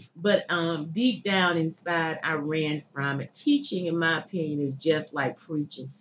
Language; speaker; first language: English; native; English